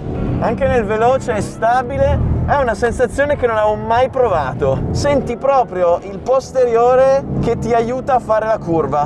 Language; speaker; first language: Italian; native; Italian